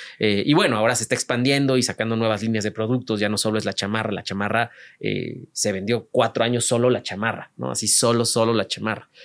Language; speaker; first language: Spanish; native; Spanish